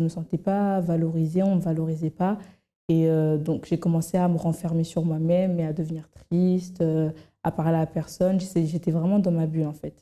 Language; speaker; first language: French; native; French